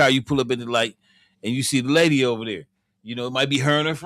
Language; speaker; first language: English; native; English